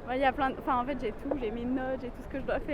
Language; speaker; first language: French; native; French